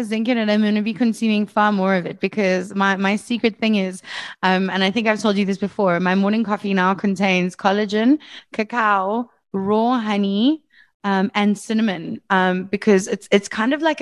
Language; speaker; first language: English; native; English